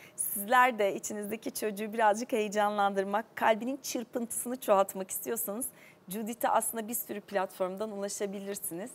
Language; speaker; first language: Turkish; native; Turkish